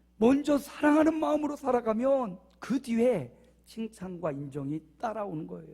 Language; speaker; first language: Korean; native; Korean